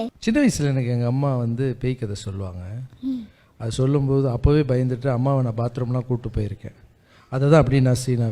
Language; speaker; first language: Tamil; native; Tamil